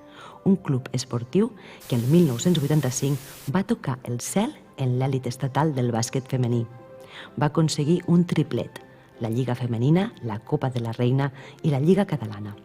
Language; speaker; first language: Catalan; native; Catalan